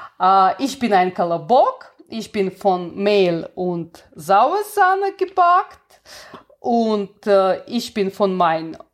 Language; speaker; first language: German; non-native, learner; Russian